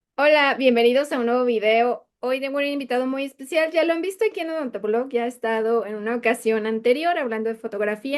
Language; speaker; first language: Spanish; native; Spanish